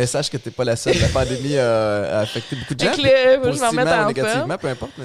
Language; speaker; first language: French; native; French